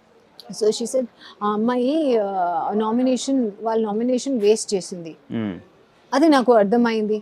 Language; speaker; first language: Telugu; non-native, learner; Hindi